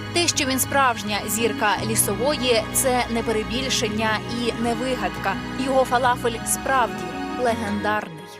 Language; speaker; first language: Ukrainian; native; Ukrainian